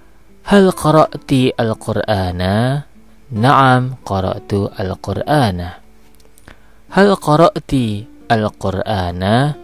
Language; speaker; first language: Arabic; non-native, local second language; Indonesian